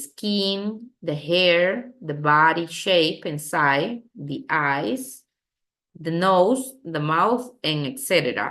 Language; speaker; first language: English; non-native, fluent; Spanish